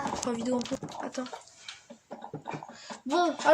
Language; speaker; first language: French; native; French